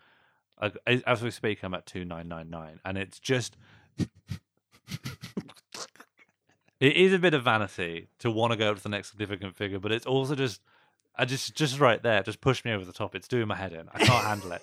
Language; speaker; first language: English; native; English